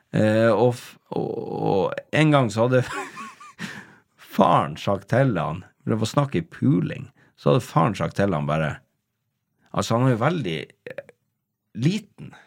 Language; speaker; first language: Norwegian; native; Norwegian